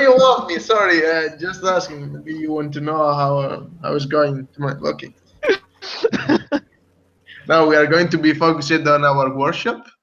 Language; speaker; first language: English; non-native, fluent; Italian